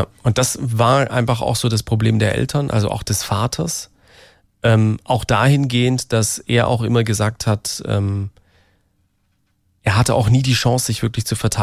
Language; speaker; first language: German; native; German